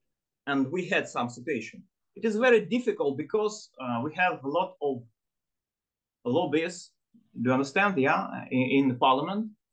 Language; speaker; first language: English; non-native, learner; Ukrainian